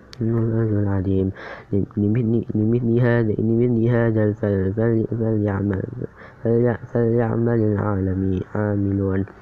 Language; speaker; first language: Arabic; non-native, learner; Indonesian